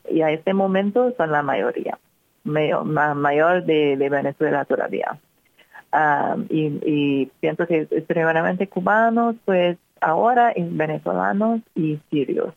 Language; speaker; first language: Spanish; non-native, fluent; English